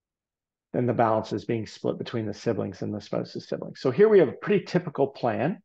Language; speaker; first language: English; native; English